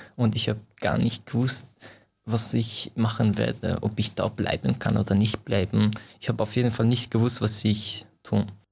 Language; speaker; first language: German; non-native, fluent; Persian